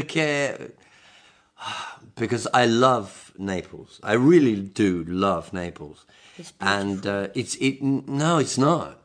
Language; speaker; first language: English; non-native, fluent; Italian